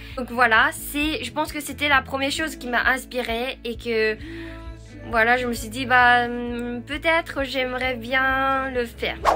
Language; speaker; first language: French; non-native, fluent; Japanese